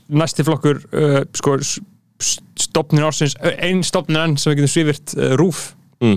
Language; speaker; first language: Icelandic; non-native, fluent; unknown